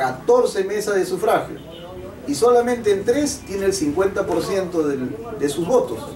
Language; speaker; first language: Spanish; native; Spanish